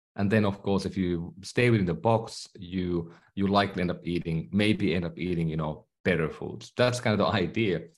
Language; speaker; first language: English; non-native, fluent; Finnish